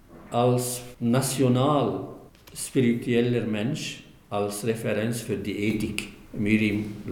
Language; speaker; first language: German; non-native, fluent; Arabic